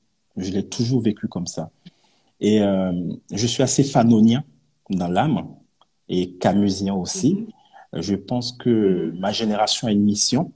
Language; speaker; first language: French; non-native, local second language; Yoruba